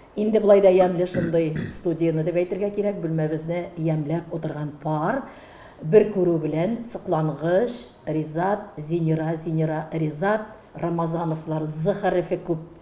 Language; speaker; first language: Tatar; native; Tatar